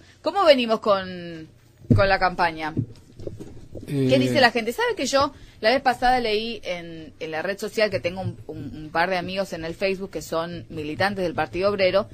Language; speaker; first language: Spanish; native; Spanish